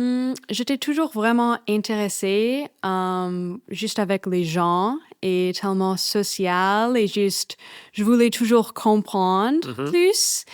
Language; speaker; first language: French; non-native, fluent; English